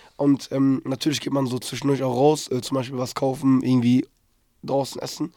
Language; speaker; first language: German; early bilingual, other home language; Turkish